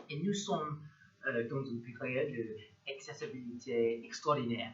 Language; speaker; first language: French; non-native, learner; English